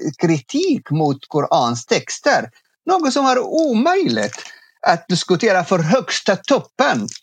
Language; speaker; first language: Swedish; non-native, fluent; Arabic